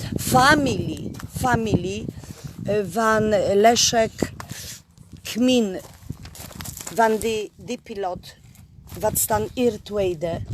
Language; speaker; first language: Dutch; non-native, learner; Polish